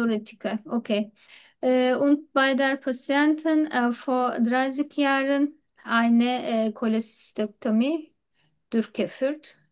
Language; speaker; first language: German; non-native, learner; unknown